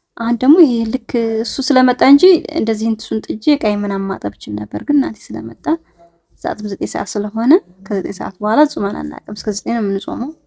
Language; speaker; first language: Amharic; native; Amharic